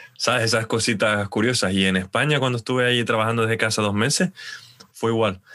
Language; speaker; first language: Spanish; native; Spanish